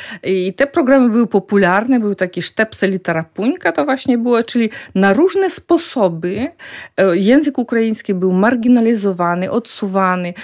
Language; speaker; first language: Polish; non-native, fluent; Ukrainian